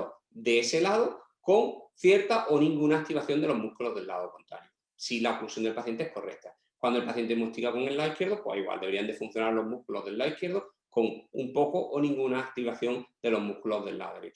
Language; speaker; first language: Spanish; native; Spanish